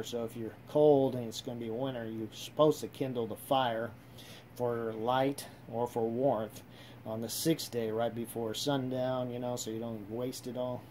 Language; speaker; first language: English; native; English